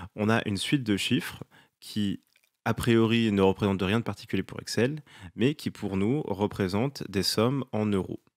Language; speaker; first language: French; native; French